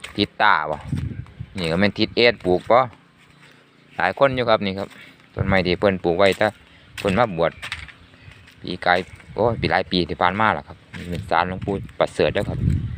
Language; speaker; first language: Thai; native; Thai